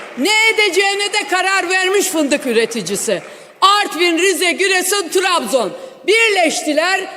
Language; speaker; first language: Turkish; native; Turkish